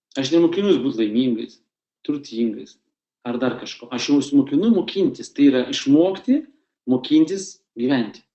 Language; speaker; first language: Lithuanian; non-native, local second language; Russian